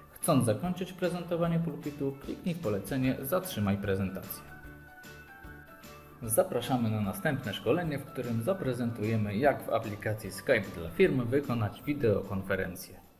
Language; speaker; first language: Polish; native; Polish